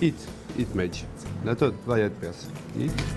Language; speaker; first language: Hungarian; non-native, learner; French